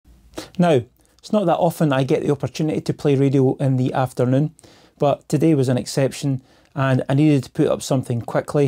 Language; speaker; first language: English; native; English